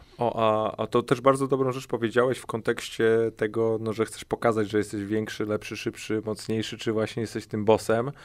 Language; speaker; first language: Polish; native; Polish